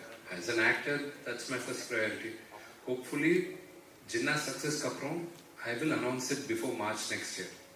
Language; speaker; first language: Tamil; non-native, local second language; Malayalam